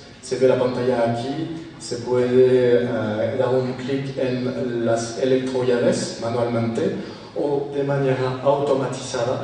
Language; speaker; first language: Spanish; non-native, fluent; French